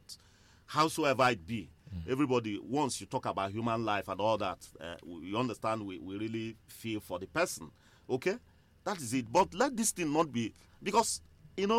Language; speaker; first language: English; non-native, local second language; Igbo